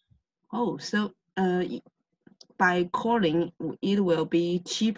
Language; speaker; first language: English; non-native, learner; Chinese